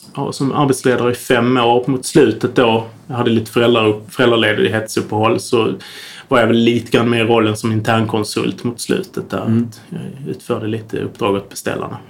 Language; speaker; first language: Swedish; native; Swedish